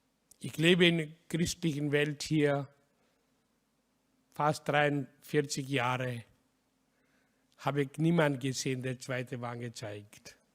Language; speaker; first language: German; non-native, learner; Hindi